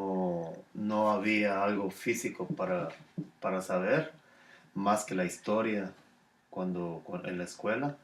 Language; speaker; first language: Spanish; native; Spanish